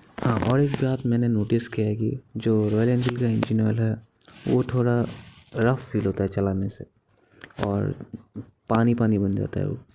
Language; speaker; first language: Hindi; non-native, local second language; Assamese